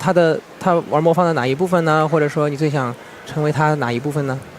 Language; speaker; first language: Chinese; native; Chinese